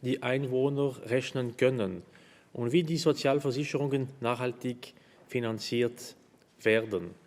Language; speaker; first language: German; non-native, local second language; French